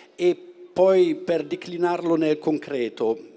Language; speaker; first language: Italian; non-native, fluent; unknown